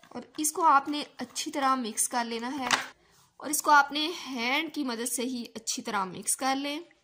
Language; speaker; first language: Urdu; native; Urdu